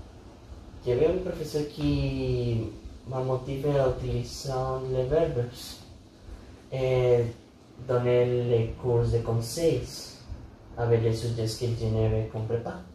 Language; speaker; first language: French; non-native, learner; Spanish